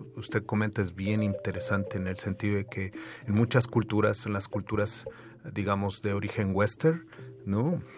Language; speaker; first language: Spanish; native; Spanish